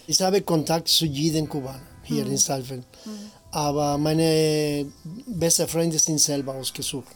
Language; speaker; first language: German; non-native, fluent; Spanish